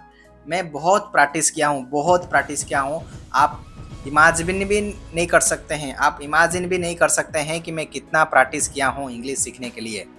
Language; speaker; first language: Hindi; non-native, local second language; Odia